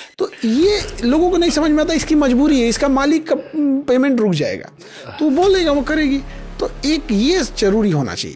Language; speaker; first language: Hindi; native; Hindi